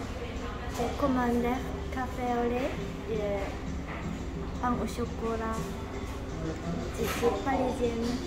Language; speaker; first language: French; non-native, learner; Japanese